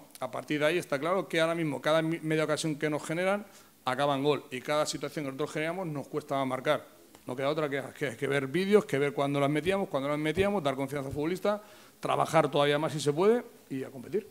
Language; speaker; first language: Spanish; native; Spanish